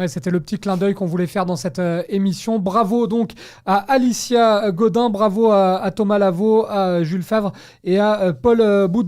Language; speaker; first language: French; native; French